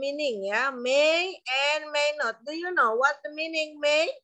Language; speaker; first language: English; non-native, learner; Indonesian